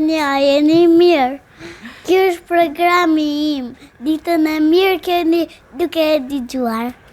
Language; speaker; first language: Albanian; early bilingual, heritage; Albanian